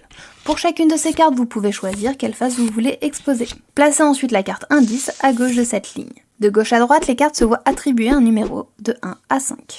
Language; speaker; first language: French; native; French